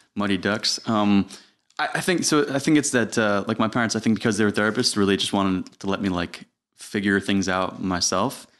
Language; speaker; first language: English; native; English